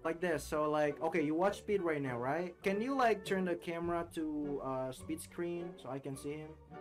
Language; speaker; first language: English; non-native, fluent; Indonesian